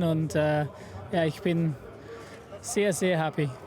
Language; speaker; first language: German; non-native, learner; English